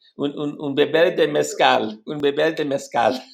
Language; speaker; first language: Spanish; non-native, learner; English